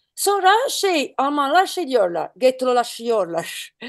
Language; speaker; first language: Turkish; non-native, learner; Italian